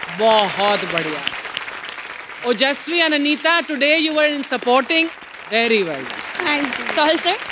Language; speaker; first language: Hindi; native; Hindi